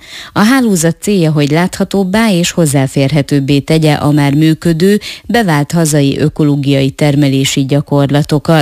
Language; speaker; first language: Hungarian; native; Hungarian